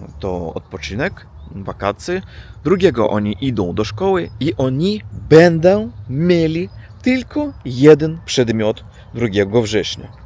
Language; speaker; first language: Polish; non-native, learner; Russian